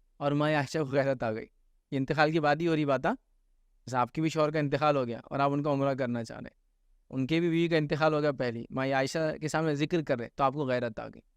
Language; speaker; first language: Urdu; native; Urdu